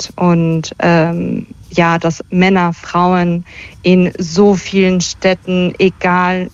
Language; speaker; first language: German; early bilingual, other home language; Persian